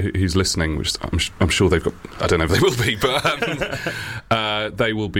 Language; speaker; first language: English; native; English